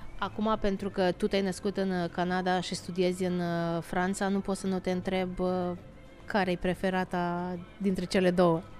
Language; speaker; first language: Romanian; native; Romanian